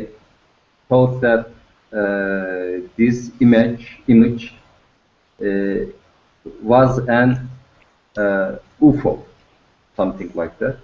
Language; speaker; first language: English; non-native, learner; Turkish